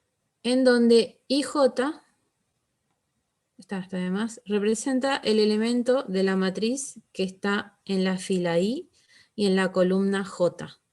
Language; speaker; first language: Spanish; native; Spanish